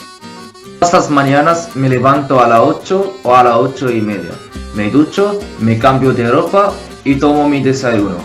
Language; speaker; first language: Spanish; non-native, fluent; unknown